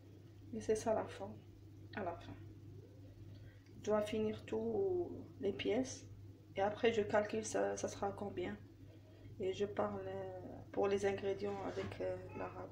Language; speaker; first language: French; non-native, learner; Arabic